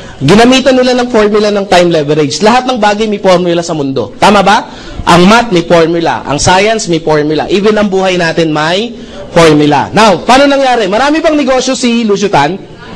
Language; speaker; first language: Filipino; non-native, local second language; Cebuano